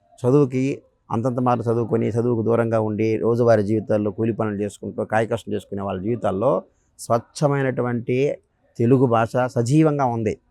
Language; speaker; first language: Telugu; native; Telugu